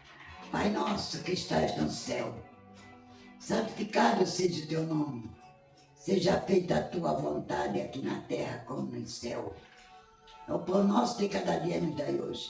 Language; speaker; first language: Portuguese; native; Portuguese